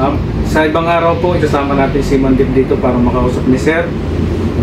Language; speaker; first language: Filipino; native; Filipino